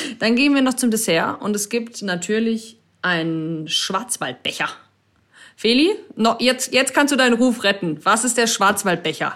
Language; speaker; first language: German; native; German